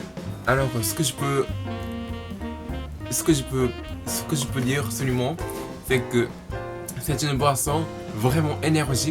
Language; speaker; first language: French; non-native, learner; Japanese